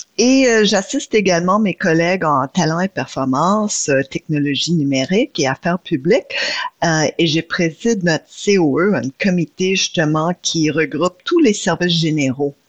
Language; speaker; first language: French; native; French